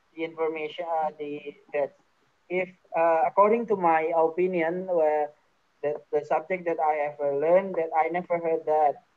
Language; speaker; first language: English; non-native, fluent; Indonesian